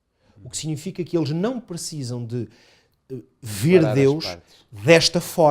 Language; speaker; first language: Portuguese; native; Portuguese